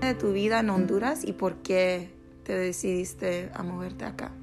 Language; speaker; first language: Spanish; early bilingual, heritage; Spanish